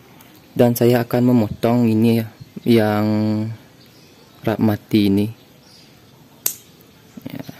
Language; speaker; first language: Indonesian; native; Indonesian